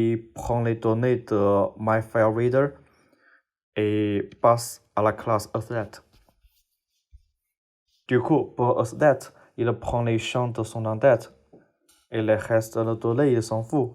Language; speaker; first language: French; non-native, fluent; Chinese